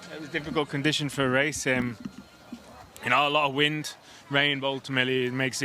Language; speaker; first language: English; native; English